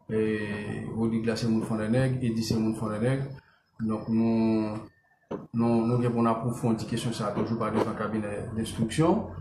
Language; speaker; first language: French; non-native, local second language; Haitian Creole